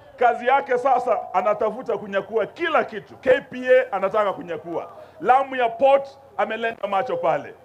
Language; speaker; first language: Swahili; non-native, local second language; Luyia